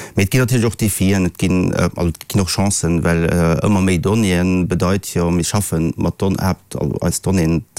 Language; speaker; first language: Luxembourgish; native; Luxembourgish